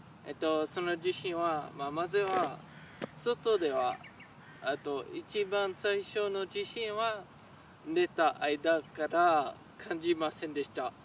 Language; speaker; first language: Japanese; non-native, learner; French